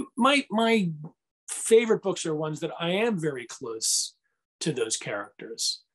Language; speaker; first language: English; native; English